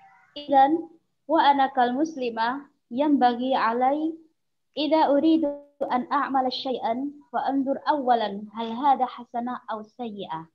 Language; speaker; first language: Arabic; non-native, learner; Indonesian